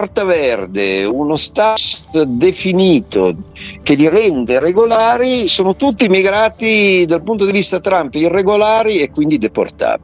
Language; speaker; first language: Italian; native; Italian